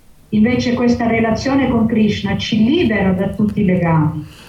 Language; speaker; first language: Italian; native; Italian